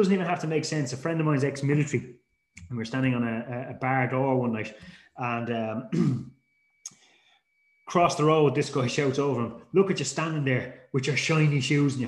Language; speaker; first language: English; native; English